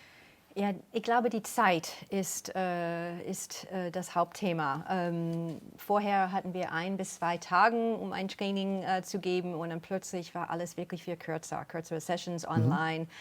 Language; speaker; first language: German; non-native, fluent; English